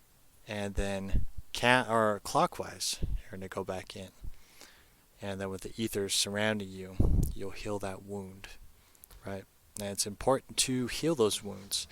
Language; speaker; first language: English; native; English